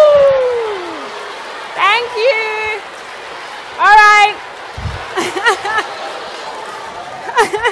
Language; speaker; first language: English; non-native, local second language; Shona